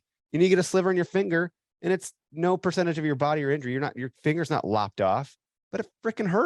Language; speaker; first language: English; native; English